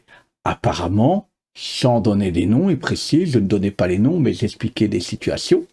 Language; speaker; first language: French; native; French